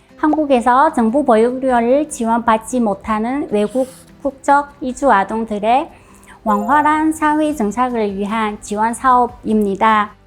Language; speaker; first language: Korean; non-native, fluent; Chinese